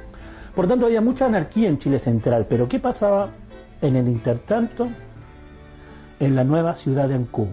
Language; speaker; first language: Spanish; native; Spanish